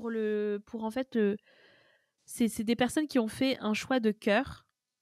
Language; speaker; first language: French; native; French